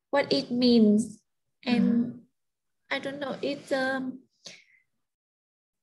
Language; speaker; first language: English; non-native, learner; Vietnamese